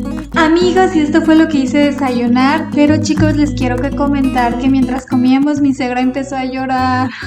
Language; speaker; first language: Spanish; native; Spanish